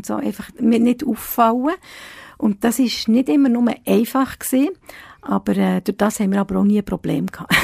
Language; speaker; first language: German; early bilingual, other home language; Italian